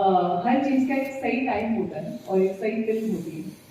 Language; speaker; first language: Hindi; native; Hindi